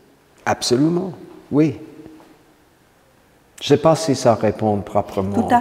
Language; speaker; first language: French; non-native, fluent; English